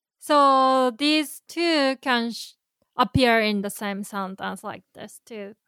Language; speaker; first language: English; non-native, fluent; Japanese